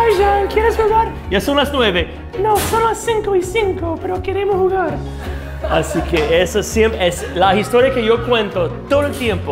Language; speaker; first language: Spanish; non-native, fluent; English